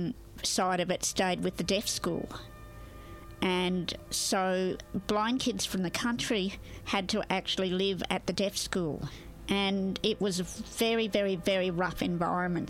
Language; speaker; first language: English; native; English